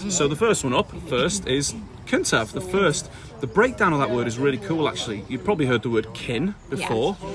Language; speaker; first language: English; native; English